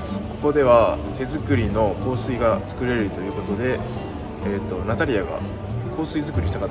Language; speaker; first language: Japanese; native; Japanese